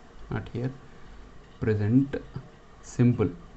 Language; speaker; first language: English; non-native, local second language; Telugu